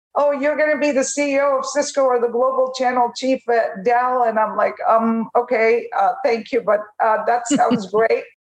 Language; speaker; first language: English; non-native, fluent; Arabic